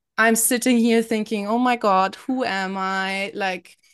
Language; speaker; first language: English; non-native, fluent; German